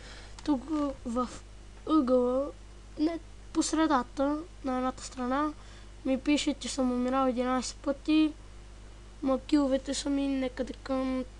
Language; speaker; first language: Bulgarian; native; Bulgarian